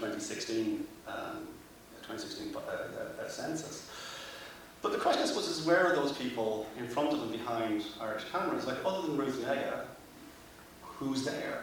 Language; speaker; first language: English; native; English